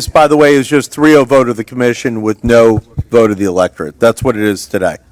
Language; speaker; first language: English; native; English